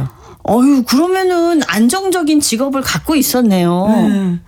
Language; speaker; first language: Korean; native; Korean